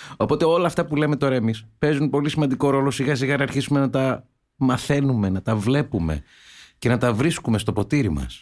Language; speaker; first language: Greek; native; Greek